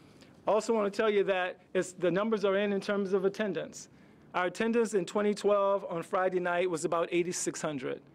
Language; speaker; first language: English; native; English